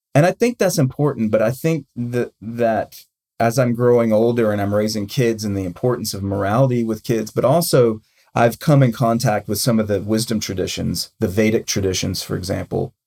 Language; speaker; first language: English; native; English